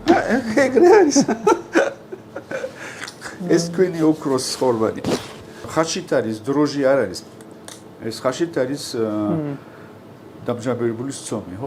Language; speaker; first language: Georgian; non-native, learner; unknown